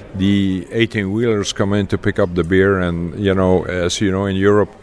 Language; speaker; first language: English; non-native, fluent; Dutch